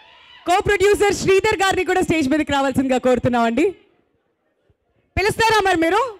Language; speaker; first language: Telugu; native; Telugu